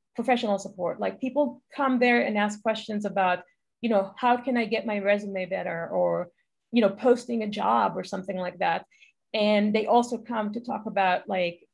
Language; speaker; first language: English; non-native, fluent; Hebrew